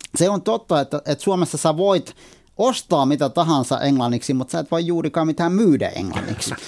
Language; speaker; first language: Finnish; non-native, fluent; Somali